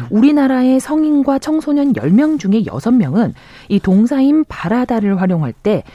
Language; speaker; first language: Korean; native; Korean